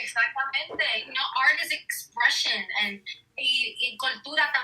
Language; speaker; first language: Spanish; early bilingual, heritage; Spanish